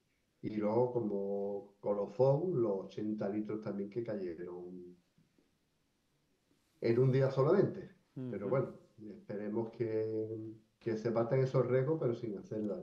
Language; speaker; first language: Spanish; native; Spanish